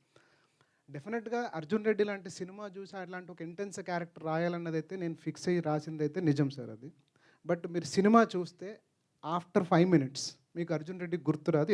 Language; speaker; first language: Telugu; native; Telugu